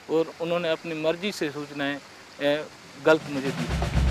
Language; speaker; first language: Hindi; native; Hindi